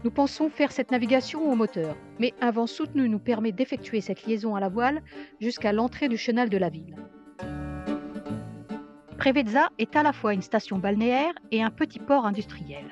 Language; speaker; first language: French; native; French